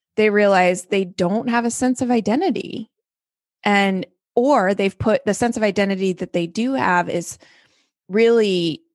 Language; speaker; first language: English; native; English